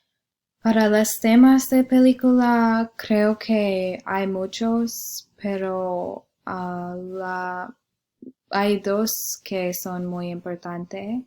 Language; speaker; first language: Spanish; non-native, learner; English